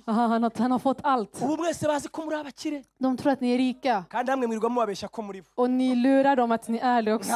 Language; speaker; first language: Swedish; early bilingual, other home language; Kinyarwanda